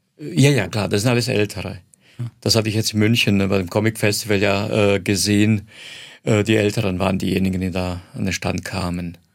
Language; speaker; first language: German; non-native, fluent; Croatian